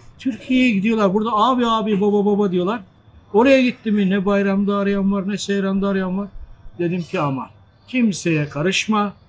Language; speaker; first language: Turkish; native; Turkish